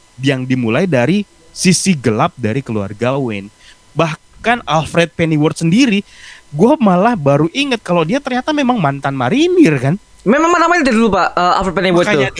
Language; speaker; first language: Indonesian; native; Indonesian